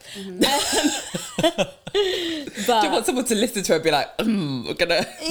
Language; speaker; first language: English; non-native, local second language; French